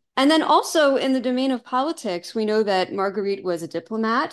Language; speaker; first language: English; native; English